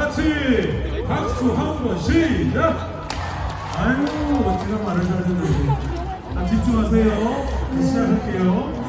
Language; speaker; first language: Korean; native; Korean